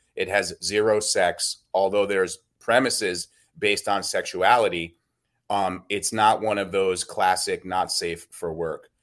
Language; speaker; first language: English; native; English